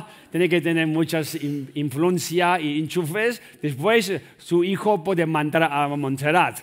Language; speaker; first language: Spanish; non-native, learner; Tibetan